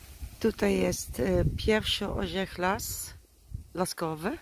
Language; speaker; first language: Polish; non-native, learner; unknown